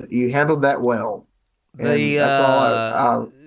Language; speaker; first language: English; native; English